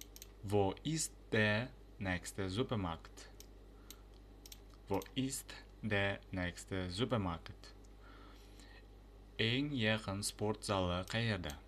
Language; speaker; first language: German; non-native, fluent; Uzbek